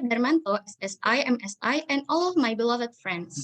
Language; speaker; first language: English; non-native, fluent; Indonesian